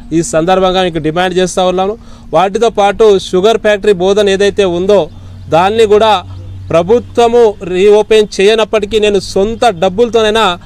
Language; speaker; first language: Telugu; non-native, local second language; Lambadi